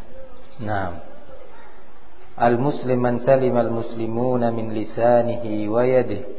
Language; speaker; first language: Indonesian; native; Indonesian